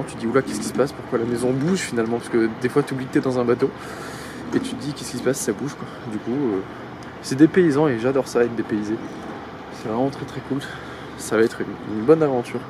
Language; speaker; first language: French; native; French